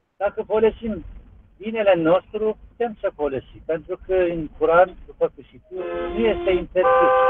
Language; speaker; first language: Romanian; non-native, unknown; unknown